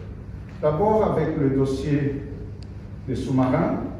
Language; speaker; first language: French; non-native, fluent; Portuguese